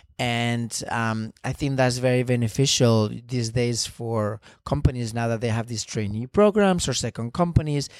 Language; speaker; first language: English; non-native, fluent; Spanish